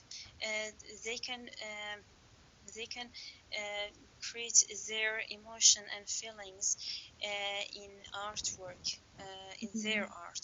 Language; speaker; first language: English; non-native, learner; Persian